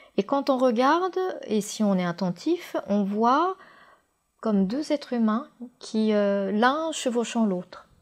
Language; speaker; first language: French; non-native, fluent; Japanese